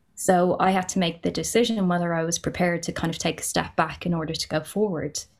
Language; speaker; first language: English; native; English